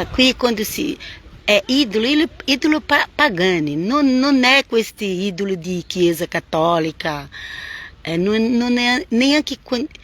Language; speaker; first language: Italian; non-native, fluent; Portuguese